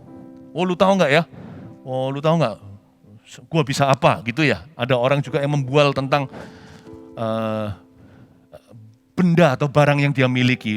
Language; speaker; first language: Indonesian; native; Indonesian